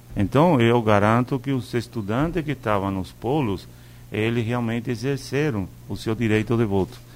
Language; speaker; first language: Portuguese; non-native, fluent; Spanish